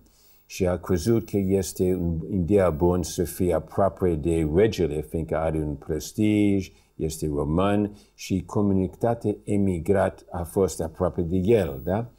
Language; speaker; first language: Romanian; early bilingual, heritage; English